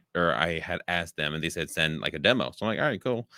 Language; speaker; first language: English; native; English